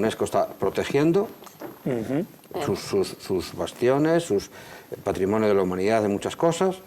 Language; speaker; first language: Spanish; native; Spanish